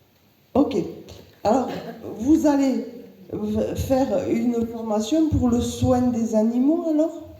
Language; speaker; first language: French; native; French